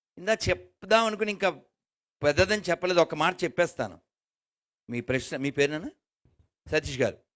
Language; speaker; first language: Telugu; native; Telugu